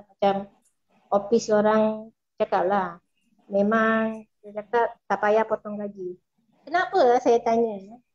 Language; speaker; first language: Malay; non-native, local second language; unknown